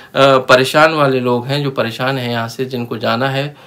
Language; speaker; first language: Hindi; native; Hindi